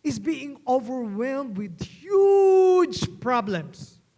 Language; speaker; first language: English; non-native, local second language; Filipino